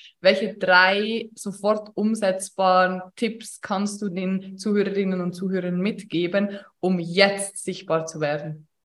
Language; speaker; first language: German; native; German